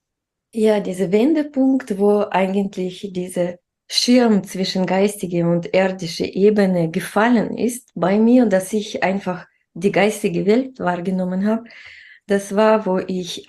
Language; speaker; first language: German; non-native, fluent; Russian